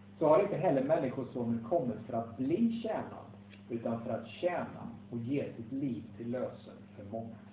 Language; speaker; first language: Swedish; native; Swedish